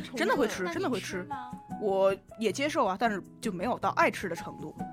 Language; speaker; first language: Chinese; native; Chinese